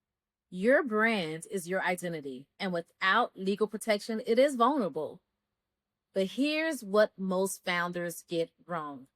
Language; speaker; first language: English; native; English